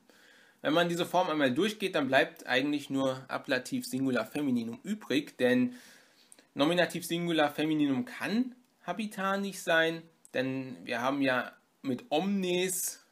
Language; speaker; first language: German; native; German